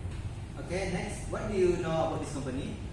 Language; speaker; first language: English; non-native, learner; Indonesian